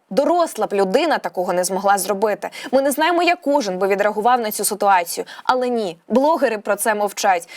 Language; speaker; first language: Ukrainian; native; Ukrainian